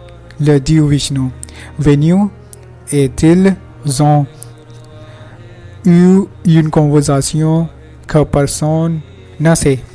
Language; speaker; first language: French; non-native, learner; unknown